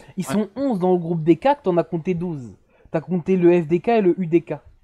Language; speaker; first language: French; native; French